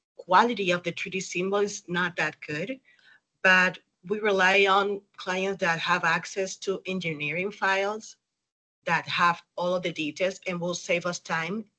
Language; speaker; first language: English; non-native, fluent; Spanish